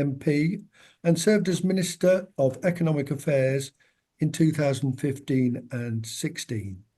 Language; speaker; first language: English; native; English